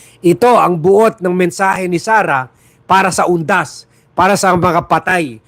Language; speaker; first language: Filipino; non-native, local second language; Chavacano